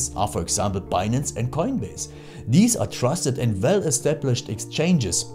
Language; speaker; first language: English; non-native, fluent; German